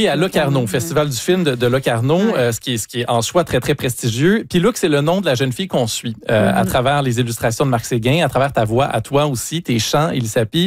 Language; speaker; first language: French; native; French